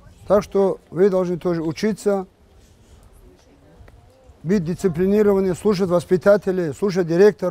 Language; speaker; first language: Russian; non-native, local second language; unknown